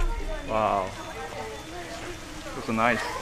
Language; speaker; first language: English; non-native, fluent; Korean